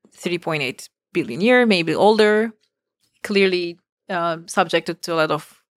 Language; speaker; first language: English; non-native, fluent; Turkish